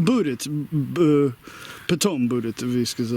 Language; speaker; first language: Russian; non-native, learner; English